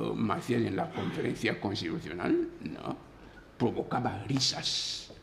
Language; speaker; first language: Spanish; non-native, local second language; Fang